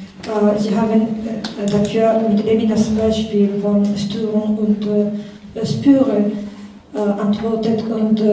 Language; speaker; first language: German; non-native, learner; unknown